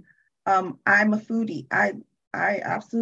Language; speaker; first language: English; native; English